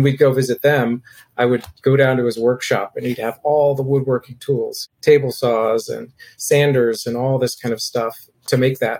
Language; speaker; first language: English; native; English